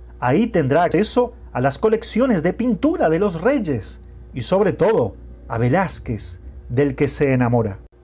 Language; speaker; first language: Spanish; non-native, fluent; Portuguese